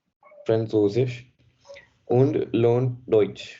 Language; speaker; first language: German; non-native, learner; Hindi